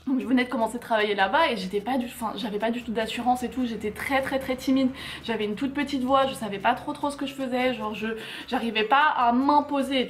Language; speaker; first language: French; native; French